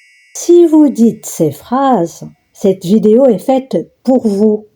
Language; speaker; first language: French; non-native, local second language; Arabic